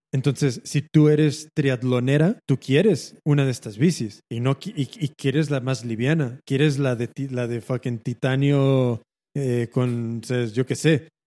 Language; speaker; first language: Spanish; early bilingual, heritage; Spanish